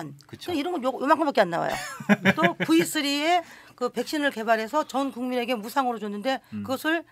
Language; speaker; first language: Korean; native; Korean